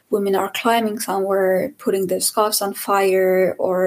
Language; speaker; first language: English; non-native, fluent; Persian